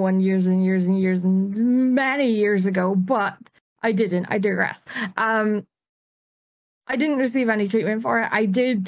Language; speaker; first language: English; native; English